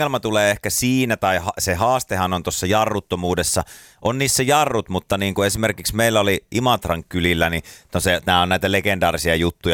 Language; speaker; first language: Finnish; native; Finnish